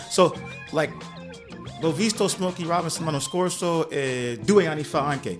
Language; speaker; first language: Italian; non-native, learner; English